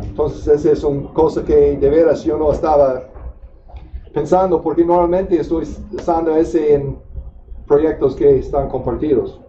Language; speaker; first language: Spanish; non-native, fluent; English